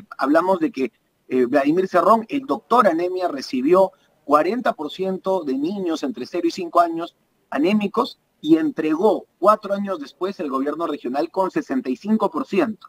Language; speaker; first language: Spanish; native; Spanish